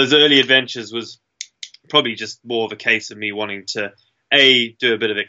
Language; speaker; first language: English; native; English